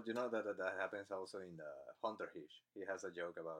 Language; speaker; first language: English; non-native, fluent; Spanish